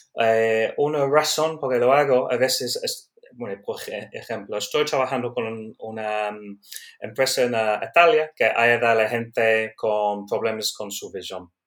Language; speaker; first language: Spanish; non-native, learner; English